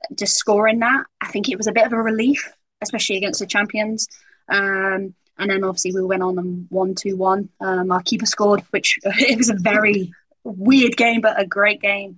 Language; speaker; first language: English; native; English